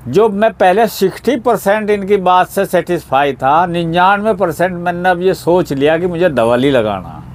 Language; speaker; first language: Hindi; native; Hindi